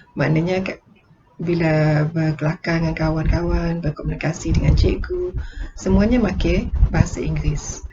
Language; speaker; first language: Malay; native; Malay